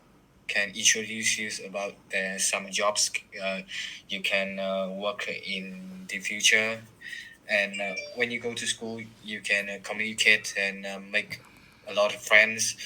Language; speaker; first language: English; non-native, learner; Vietnamese